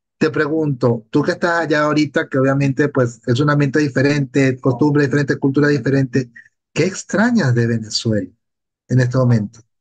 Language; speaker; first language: Spanish; native; Spanish